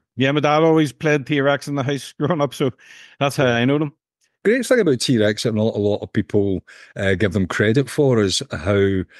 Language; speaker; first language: English; native; English